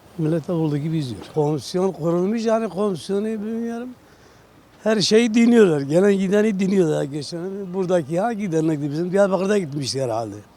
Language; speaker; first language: Turkish; non-native, local second language; Kurdish